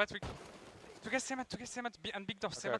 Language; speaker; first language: English; native; English